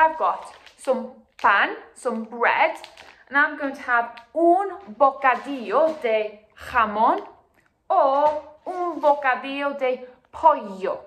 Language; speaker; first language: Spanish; non-native, fluent; English